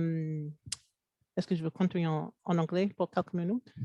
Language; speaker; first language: French; non-native, local second language; English